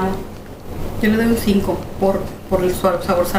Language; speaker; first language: Spanish; native; Spanish